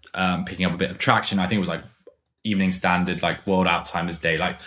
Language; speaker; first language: English; non-native, fluent; German